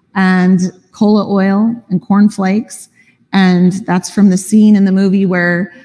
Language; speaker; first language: English; native; English